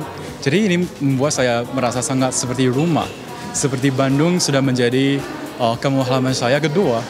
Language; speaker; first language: Indonesian; non-native, local second language; Chinese